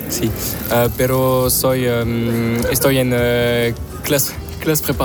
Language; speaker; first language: Spanish; non-native, learner; French